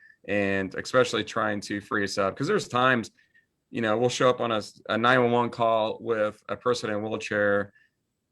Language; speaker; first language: English; native; English